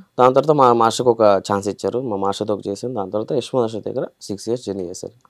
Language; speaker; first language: Telugu; native; Telugu